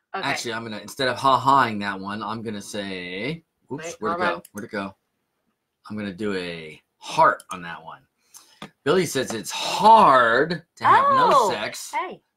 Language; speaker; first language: English; native; English